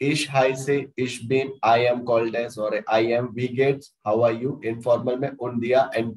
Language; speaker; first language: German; non-native, learner; Hindi